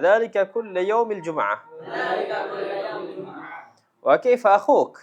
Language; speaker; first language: Arabic; non-native, fluent; Indonesian